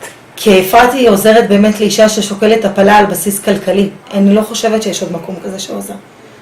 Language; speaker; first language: Hebrew; native; Hebrew